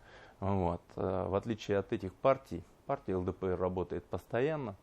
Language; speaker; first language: Russian; native; Russian